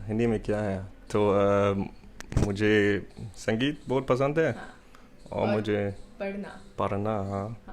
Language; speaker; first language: Hindi; non-native, learner; German